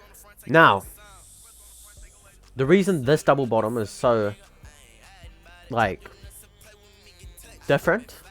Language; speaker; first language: English; native; English